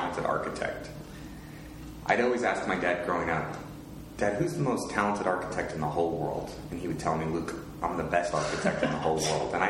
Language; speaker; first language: English; native; English